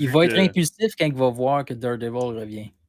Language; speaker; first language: French; native; French